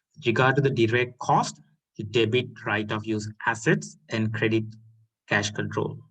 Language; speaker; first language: English; non-native, local second language; Sinhala